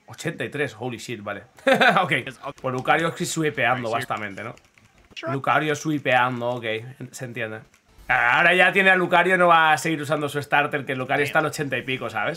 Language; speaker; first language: Spanish; native; Spanish